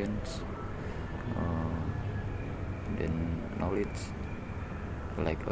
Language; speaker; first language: English; non-native, learner; Indonesian